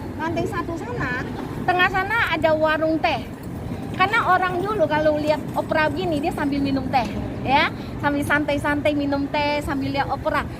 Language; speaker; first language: Indonesian; non-native, fluent; Cantonese